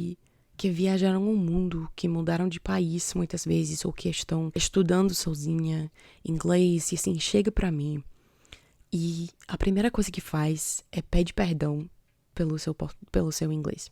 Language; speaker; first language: Portuguese; non-native, fluent; English